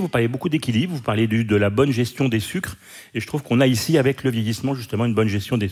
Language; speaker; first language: French; native; French